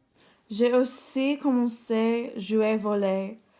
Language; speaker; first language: French; non-native, learner; English